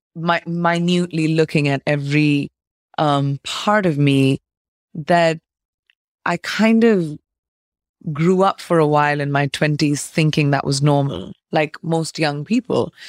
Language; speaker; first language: English; non-native, local second language; Hindi